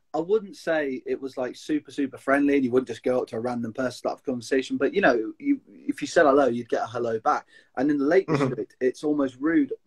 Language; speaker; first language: English; native; English